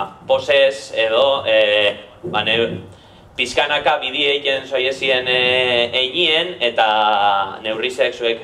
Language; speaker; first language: Basque; native; Basque